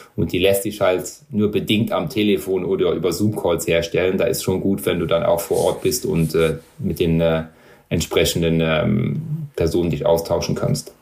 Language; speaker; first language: German; non-native, local second language; Luxembourgish